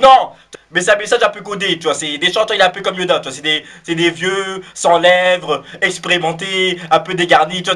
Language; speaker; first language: French; native; French